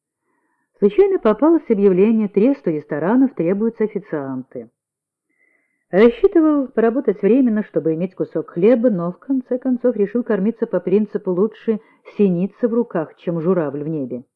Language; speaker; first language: Russian; native; Russian